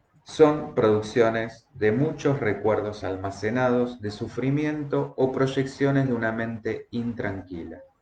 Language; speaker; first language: Spanish; native; Spanish